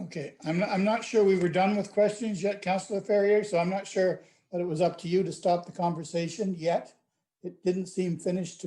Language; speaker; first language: English; native; English